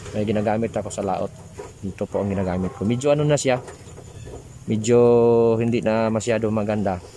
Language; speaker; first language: Filipino; non-native, local second language; Cebuano